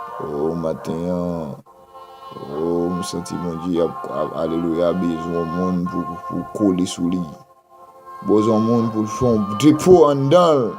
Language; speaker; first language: French; non-native, local second language; Haitian Creole